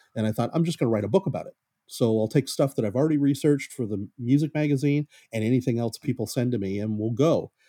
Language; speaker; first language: English; native; English